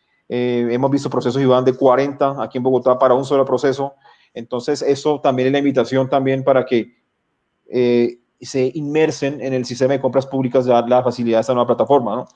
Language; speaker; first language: Spanish; native; Spanish